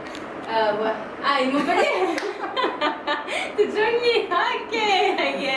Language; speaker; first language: English; non-native, learner; French